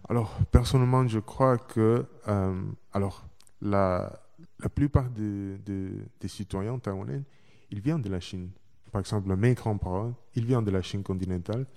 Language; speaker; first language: French; non-native, learner; Chinese